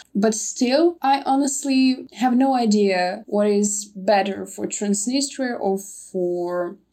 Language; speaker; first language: English; non-native, fluent; Russian